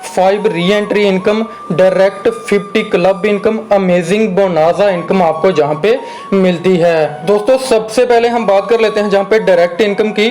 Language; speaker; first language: Hindi; native; Hindi